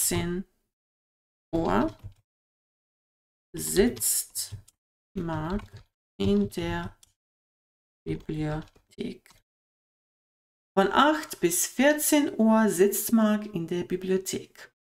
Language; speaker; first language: German; non-native, fluent; Bosnian